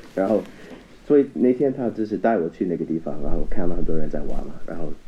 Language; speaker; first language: Chinese; non-native, fluent; English